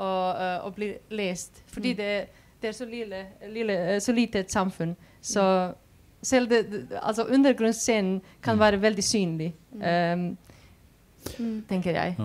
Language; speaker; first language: Swedish; non-native, fluent; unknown